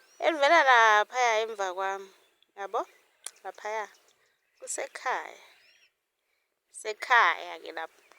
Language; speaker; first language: Zulu; native; Zulu